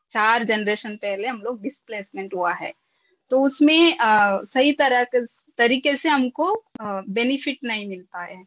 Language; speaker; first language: Hindi; non-native, local second language; Kannada